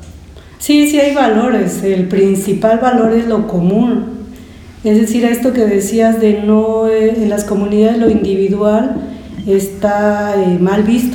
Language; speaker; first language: Spanish; native; Spanish